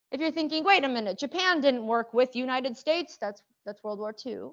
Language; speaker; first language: English; early bilingual, other home language; Persian